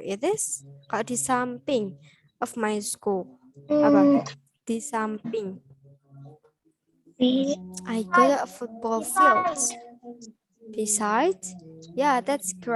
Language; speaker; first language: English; non-native, learner; Indonesian